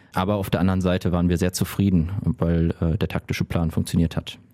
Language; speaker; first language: German; native; German